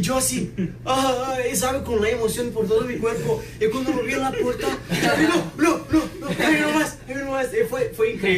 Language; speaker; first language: Spanish; non-native, fluent; Portuguese